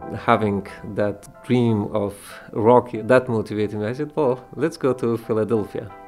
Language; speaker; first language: English; non-native, fluent; Persian